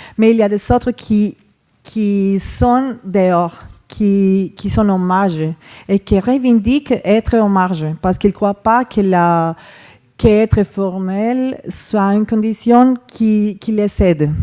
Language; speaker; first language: French; non-native, fluent; Spanish